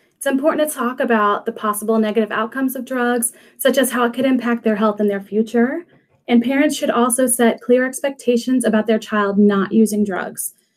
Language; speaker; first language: English; native; English